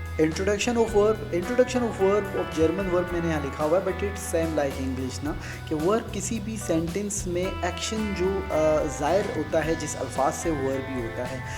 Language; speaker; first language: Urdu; native; Urdu